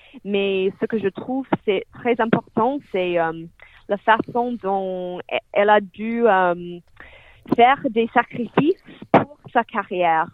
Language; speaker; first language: French; non-native, fluent; English